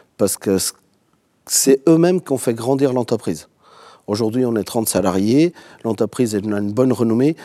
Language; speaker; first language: French; non-native, fluent; Portuguese